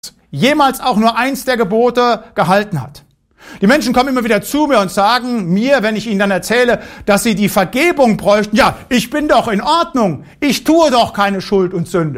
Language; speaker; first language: German; native; German